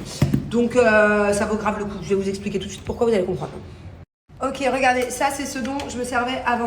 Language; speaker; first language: French; native; French